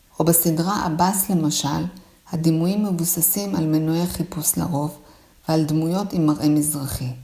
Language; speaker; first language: Hebrew; early bilingual, other home language; Persian